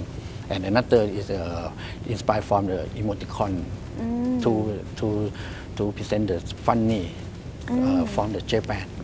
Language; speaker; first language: English; non-native, learner; Thai